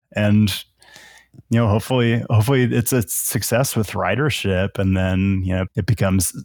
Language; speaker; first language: English; native; English